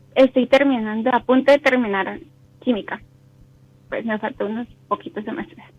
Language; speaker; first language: Spanish; native; Spanish